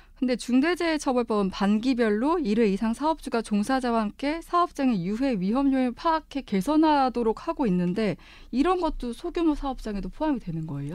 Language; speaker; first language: Korean; native; Korean